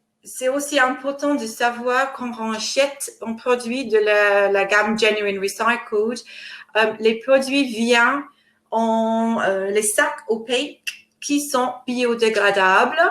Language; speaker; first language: French; non-native, fluent; English